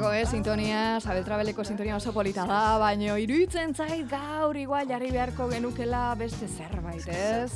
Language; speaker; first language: Basque; native; Basque